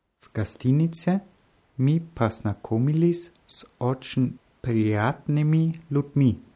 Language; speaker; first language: Russian; non-native, learner; German